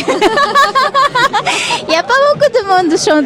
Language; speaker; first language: French; non-native, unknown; Japanese